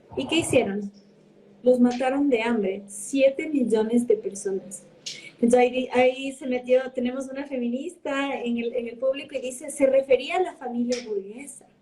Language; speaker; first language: Spanish; early bilingual, heritage; Spanish